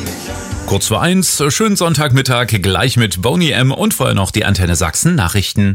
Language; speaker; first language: German; native; German